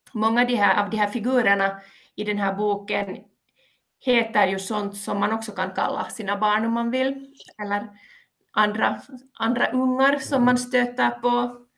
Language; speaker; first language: Swedish; native; Swedish